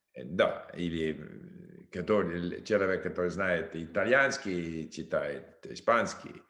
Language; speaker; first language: Russian; non-native, learner; English